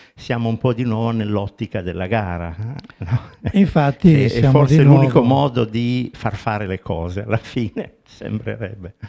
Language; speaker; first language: Italian; native; Italian